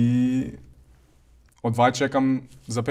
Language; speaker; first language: Macedonian; early bilingual, other home language; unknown